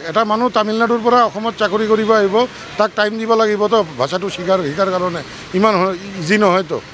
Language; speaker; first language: Assamese; non-native, local second language; Bangla